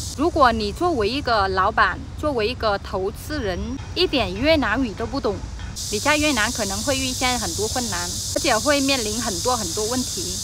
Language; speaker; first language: Chinese; non-native, fluent; Vietnamese